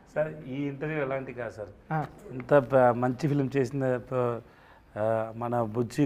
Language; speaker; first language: Telugu; non-native, learner; Tamil